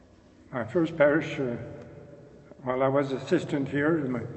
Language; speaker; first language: English; non-native, local second language; French